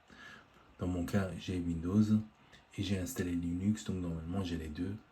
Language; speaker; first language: French; native; French